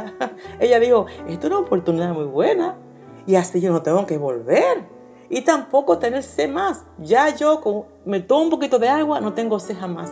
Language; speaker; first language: Spanish; native; Spanish